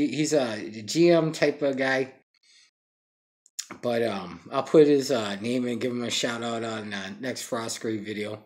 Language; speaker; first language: English; native; English